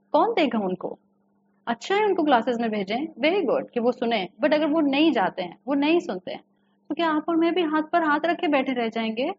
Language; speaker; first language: Urdu; native; Urdu